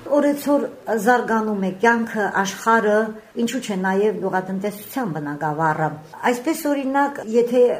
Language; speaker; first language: Armenian; native; Armenian